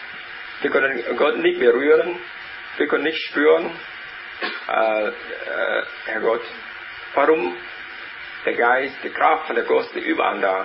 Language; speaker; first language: German; non-native, learner; Vietnamese